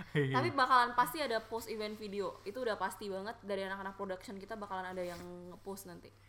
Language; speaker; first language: Indonesian; native; Indonesian